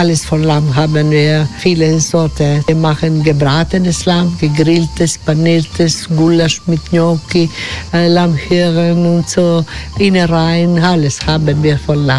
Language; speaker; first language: German; non-native, learner; Croatian